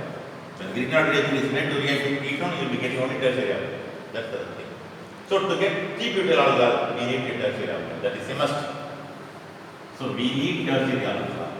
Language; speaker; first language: English; non-native, local second language; Tamil